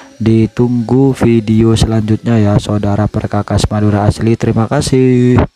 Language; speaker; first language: Indonesian; non-native, local second language; Madurese